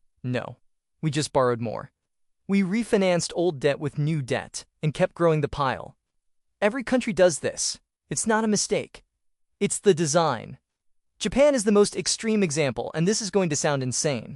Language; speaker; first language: English; native; English